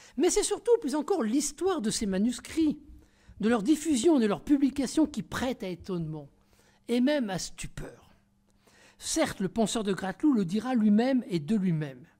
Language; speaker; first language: French; native; French